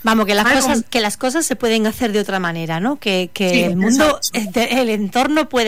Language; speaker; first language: Spanish; native; Spanish